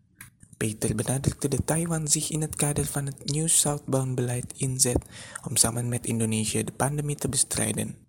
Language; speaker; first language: Dutch; non-native, fluent; Indonesian